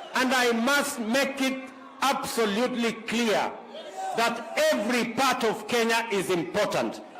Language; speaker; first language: English; non-native, local second language; Kalenjin